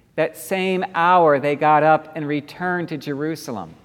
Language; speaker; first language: English; native; English